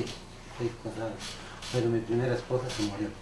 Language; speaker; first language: Spanish; non-native, local second language; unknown